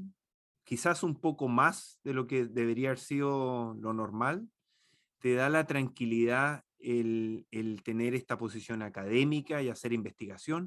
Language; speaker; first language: Spanish; native; Spanish